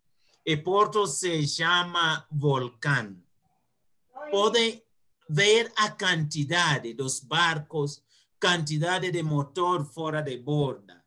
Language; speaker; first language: Portuguese; non-native, fluent; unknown